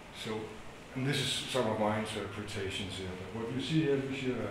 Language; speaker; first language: English; non-native, fluent; Danish